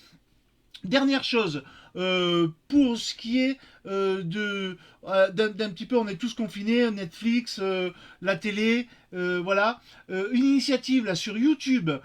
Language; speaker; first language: French; native; French